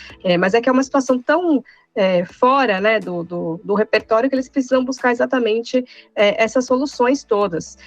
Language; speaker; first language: Portuguese; native; Portuguese